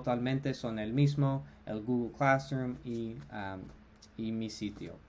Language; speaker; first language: Spanish; non-native, fluent; English